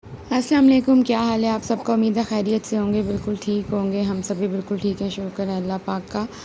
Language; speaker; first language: Urdu; native; Urdu